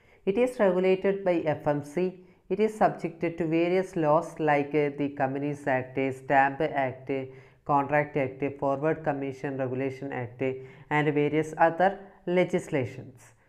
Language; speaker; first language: English; non-native, local second language; Malayalam